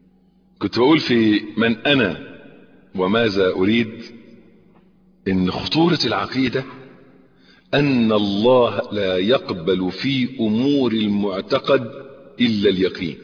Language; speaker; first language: Arabic; native; Arabic